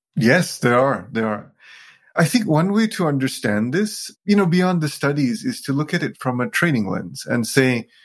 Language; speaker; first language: English; non-native, local second language; Sinhala